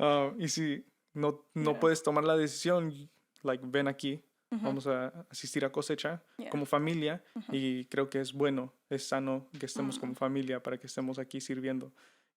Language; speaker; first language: Spanish; early bilingual, heritage; Spanish